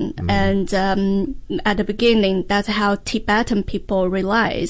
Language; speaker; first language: English; non-native, fluent; Chinese